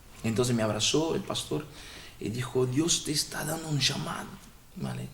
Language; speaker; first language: Spanish; non-native, fluent; Portuguese